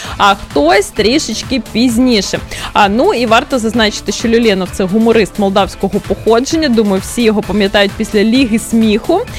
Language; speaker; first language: Ukrainian; native; Ukrainian